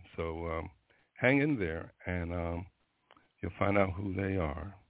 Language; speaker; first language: English; native; English